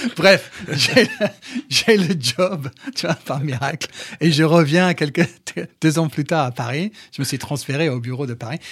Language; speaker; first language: French; non-native, fluent; English